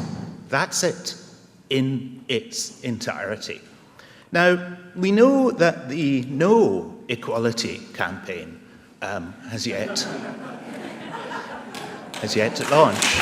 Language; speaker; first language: English; native; English